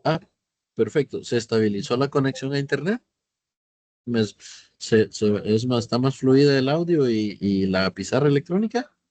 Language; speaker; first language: Spanish; native; Spanish